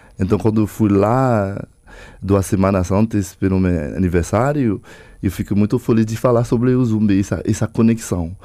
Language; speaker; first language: Portuguese; non-native, fluent; Haitian Creole